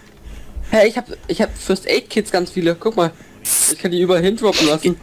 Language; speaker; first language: German; native; German